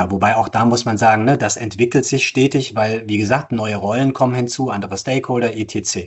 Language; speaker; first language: German; native; German